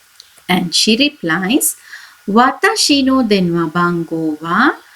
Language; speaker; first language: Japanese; non-native, fluent; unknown